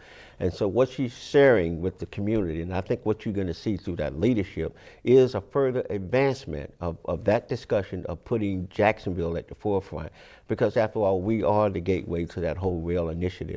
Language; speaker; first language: English; native; English